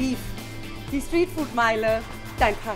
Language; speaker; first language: German; native; German